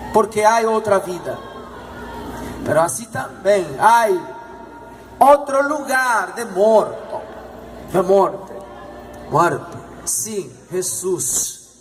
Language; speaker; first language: Portuguese; non-native, learner; Spanish